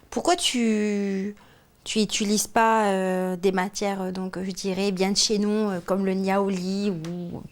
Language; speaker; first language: French; native; French